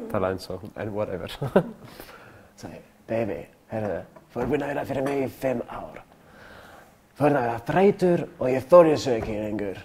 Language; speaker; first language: Icelandic; non-native, learner; French